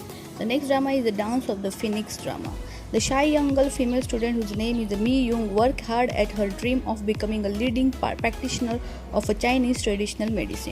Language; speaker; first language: English; non-native, fluent; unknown